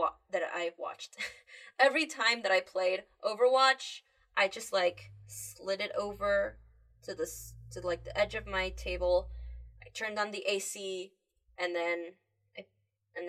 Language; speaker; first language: English; early bilingual, other home language; Spanish